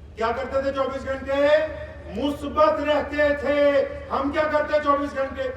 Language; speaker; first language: Urdu; non-native, local second language; Punjabi